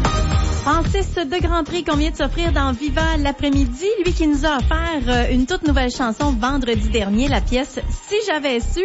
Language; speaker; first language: French; native; French